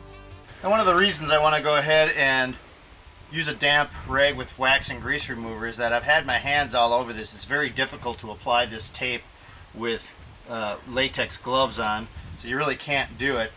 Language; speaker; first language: English; native; English